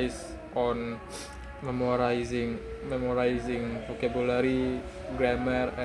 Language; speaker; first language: English; non-native, learner; Indonesian